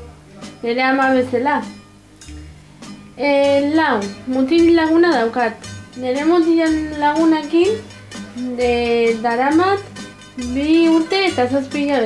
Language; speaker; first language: Basque; non-native, local second language; Spanish